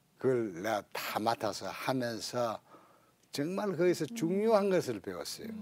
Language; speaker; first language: Korean; native; Korean